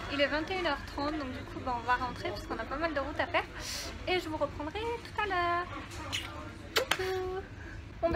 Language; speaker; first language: French; native; French